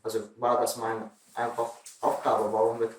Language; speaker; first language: German; non-native, learner; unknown